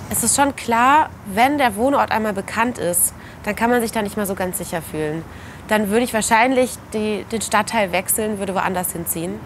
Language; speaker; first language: German; native; German